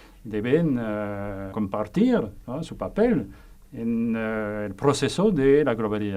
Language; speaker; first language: Spanish; non-native, fluent; French